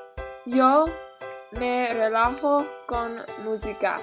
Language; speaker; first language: Spanish; non-native, learner; English